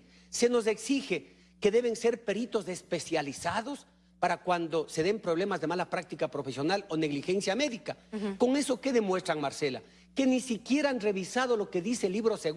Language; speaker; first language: Spanish; native; Spanish